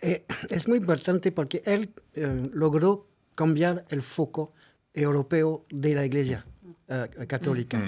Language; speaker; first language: Spanish; non-native, fluent; French